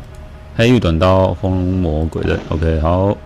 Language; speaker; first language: Chinese; native; Chinese